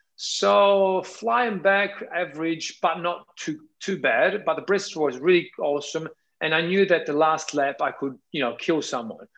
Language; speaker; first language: English; non-native, fluent; Italian